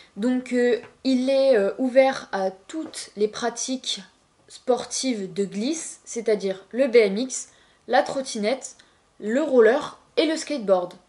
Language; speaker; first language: French; native; French